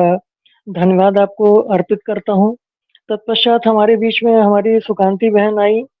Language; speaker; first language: Hindi; native; Hindi